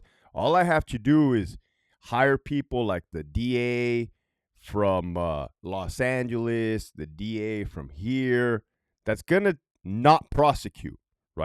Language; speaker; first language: English; native; English